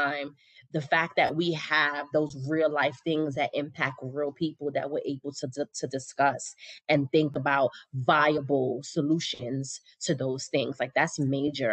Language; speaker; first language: English; native; English